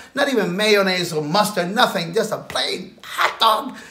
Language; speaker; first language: English; early bilingual, other home language; Spanish